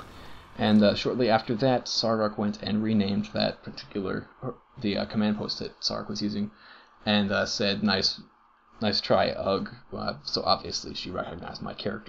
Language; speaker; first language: English; native; English